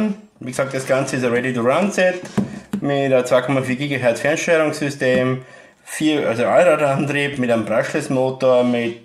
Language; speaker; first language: German; native; German